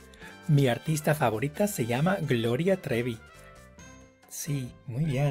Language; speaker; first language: Spanish; non-native, fluent; English